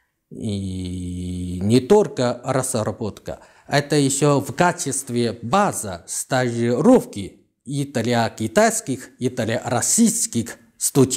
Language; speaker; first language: Russian; non-native, learner; Chinese